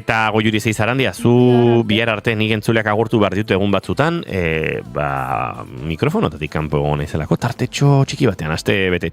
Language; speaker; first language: Basque; native; Basque